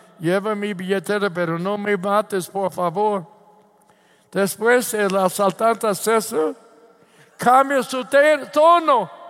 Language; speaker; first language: Spanish; non-native, fluent; English